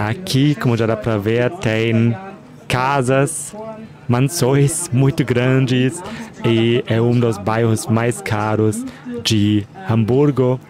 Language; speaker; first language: Portuguese; non-native, fluent; German